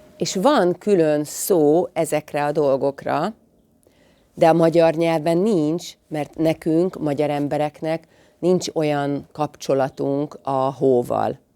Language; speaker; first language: Hungarian; native; Hungarian